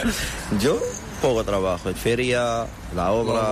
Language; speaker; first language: Spanish; non-native, learner; Arabic